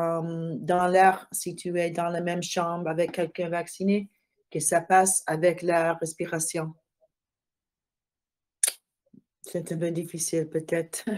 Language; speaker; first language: French; non-native, learner; English